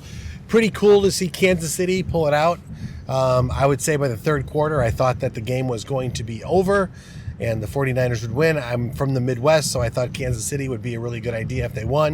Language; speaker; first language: English; native; English